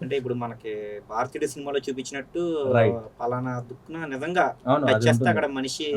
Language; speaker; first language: Telugu; native; Telugu